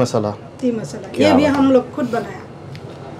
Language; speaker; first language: Hindi; non-native, local second language; Assamese